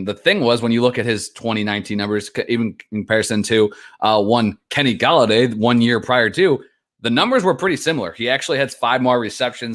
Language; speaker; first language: English; native; English